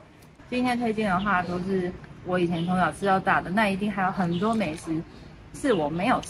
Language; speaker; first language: Chinese; native; Chinese